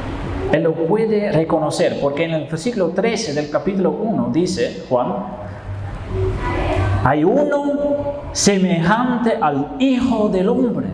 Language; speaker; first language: Spanish; non-native, fluent; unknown